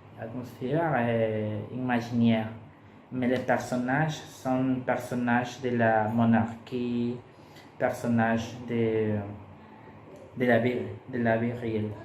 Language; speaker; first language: French; non-native, learner; Spanish